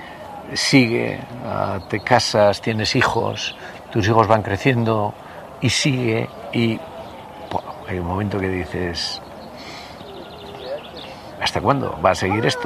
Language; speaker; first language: Spanish; native; Spanish